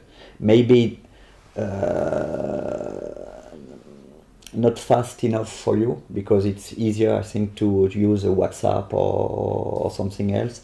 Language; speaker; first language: English; non-native, learner; French